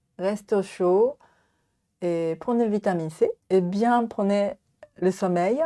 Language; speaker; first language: French; non-native, learner; Japanese